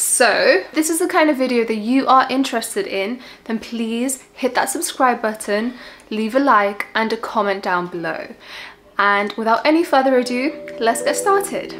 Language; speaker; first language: English; native; English